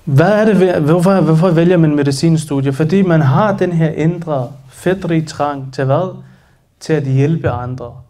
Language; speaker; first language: Danish; early bilingual, other home language; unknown